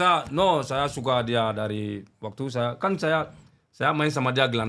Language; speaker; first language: Indonesian; non-native, learner; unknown